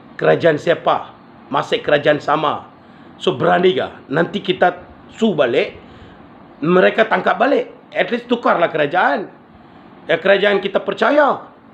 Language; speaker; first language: Malay; non-native, local second language; Tamil